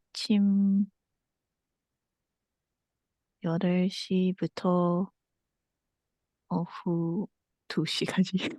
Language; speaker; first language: Korean; non-native, learner; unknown